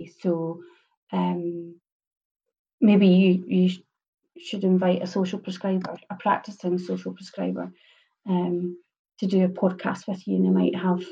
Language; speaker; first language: English; native; English